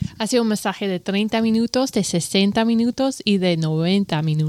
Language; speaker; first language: Spanish; non-native, learner; English